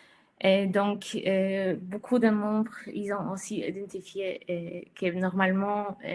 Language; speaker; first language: French; non-native, fluent; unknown